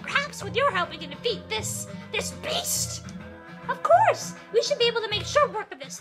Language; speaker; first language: English; native; English